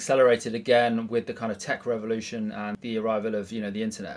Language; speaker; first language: English; native; English